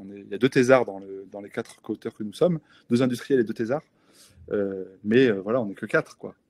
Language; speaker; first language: French; native; French